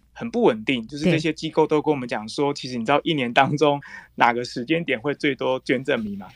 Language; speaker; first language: Chinese; native; Chinese